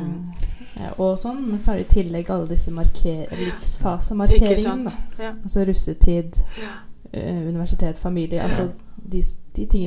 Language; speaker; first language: Norwegian; native; Norwegian